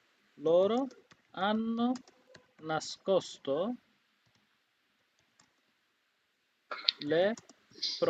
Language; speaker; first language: Italian; non-native, fluent; Bangla